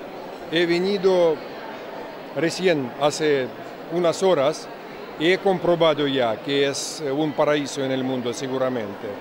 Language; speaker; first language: Spanish; non-native, fluent; Russian